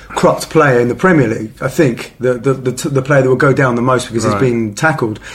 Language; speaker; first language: English; native; English